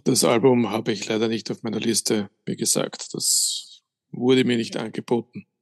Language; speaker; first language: German; native; German